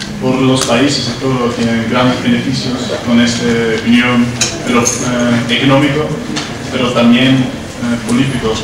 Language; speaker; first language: Spanish; non-native, learner; Dutch